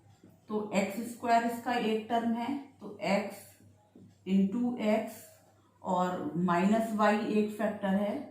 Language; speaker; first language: Hindi; native; Hindi